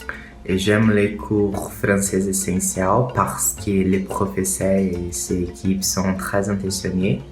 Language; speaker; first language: French; non-native, learner; Portuguese